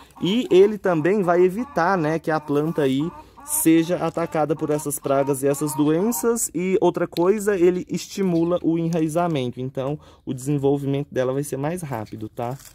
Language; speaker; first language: Portuguese; native; Portuguese